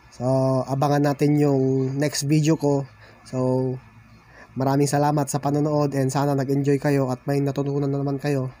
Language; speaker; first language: Filipino; non-native, local second language; Iloko